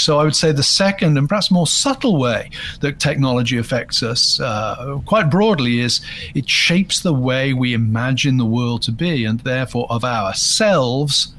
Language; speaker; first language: English; native; English